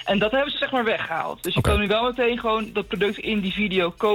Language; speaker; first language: Dutch; native; Dutch